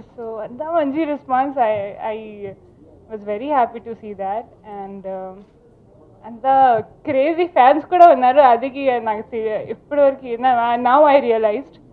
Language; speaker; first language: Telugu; non-native, fluent; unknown